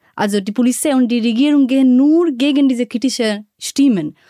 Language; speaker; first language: German; non-native, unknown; Bangla